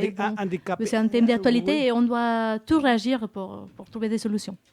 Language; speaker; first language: French; non-native, fluent; Spanish